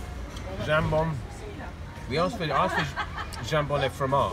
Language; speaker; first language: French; non-native, learner; English